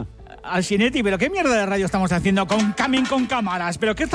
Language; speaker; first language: Spanish; native; Spanish